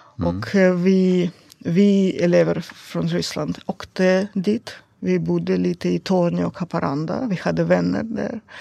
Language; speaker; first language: Swedish; non-native, learner; Russian